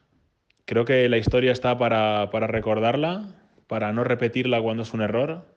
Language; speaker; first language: Spanish; native; Spanish